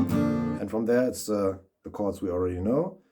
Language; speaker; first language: English; non-native, fluent; German